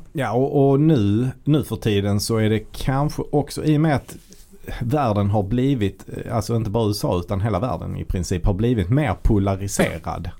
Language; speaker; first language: Swedish; native; Swedish